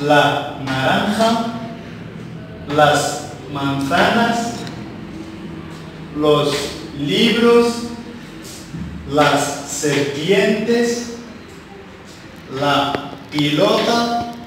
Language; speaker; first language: Spanish; non-native, fluent; Arabic